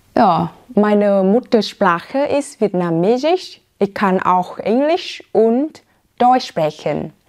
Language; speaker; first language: German; non-native, learner; Vietnamese